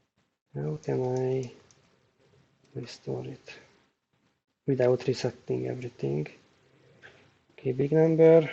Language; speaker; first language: English; non-native, fluent; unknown